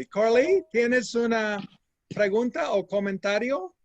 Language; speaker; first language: Spanish; non-native, fluent; English